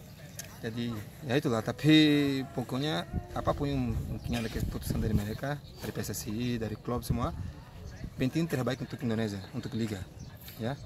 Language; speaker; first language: Indonesian; non-native, fluent; Portuguese